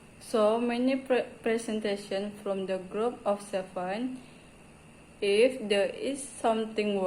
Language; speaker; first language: English; non-native, learner; Indonesian